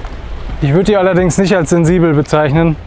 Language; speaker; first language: German; native; German